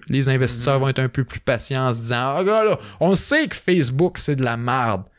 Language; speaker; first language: French; native; French